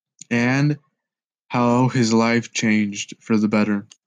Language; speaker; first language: English; early bilingual, other home language; Spanish